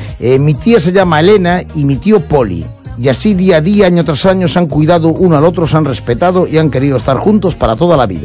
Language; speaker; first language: Spanish; native; Spanish